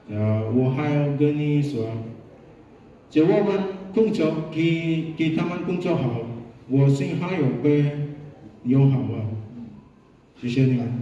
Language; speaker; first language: Chinese; non-native, learner; Indonesian